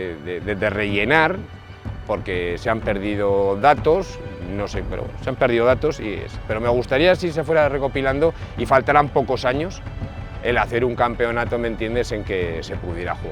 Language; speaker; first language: Spanish; native; Spanish